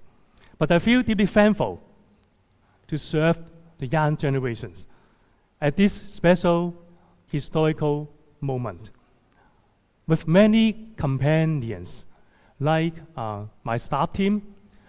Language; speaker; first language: English; non-native, local second language; Cantonese